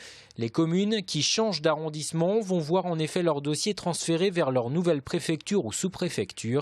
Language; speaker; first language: French; native; French